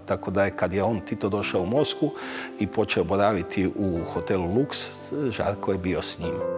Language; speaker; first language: Croatian; native; Croatian